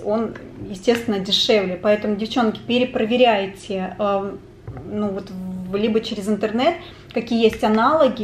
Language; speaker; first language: Russian; native; Russian